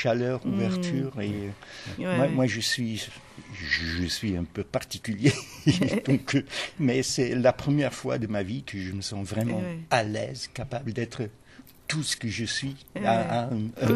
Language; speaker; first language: French; non-native, fluent; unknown